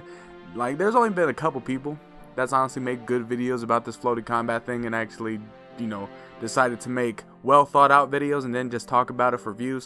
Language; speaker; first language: English; native; English